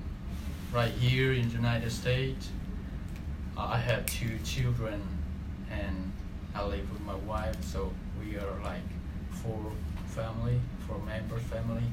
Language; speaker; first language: English; non-native, learner; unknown